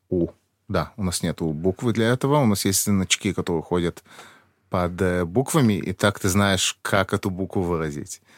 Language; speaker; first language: Russian; early bilingual, heritage; Russian